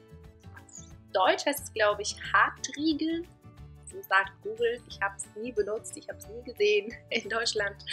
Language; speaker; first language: German; non-native, fluent; Bulgarian